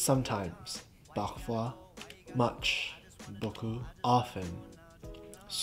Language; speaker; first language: French; non-native, learner; English